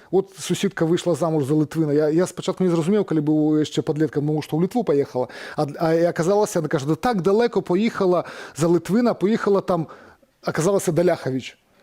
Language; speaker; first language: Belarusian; native; Belarusian